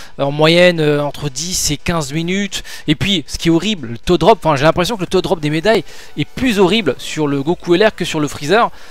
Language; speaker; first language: French; native; French